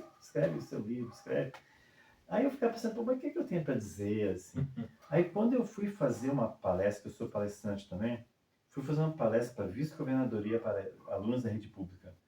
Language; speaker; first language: Portuguese; early bilingual, other home language; English